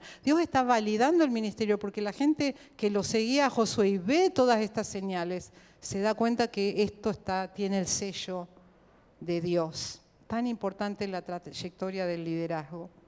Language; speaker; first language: Spanish; native; Spanish